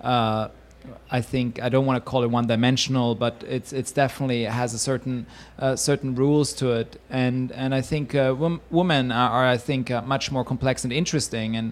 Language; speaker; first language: English; non-native, fluent; Swiss German